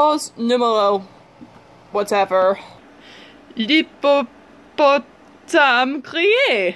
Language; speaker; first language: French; non-native, learner; English